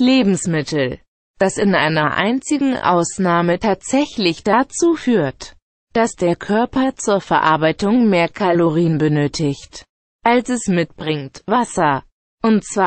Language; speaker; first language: German; native; German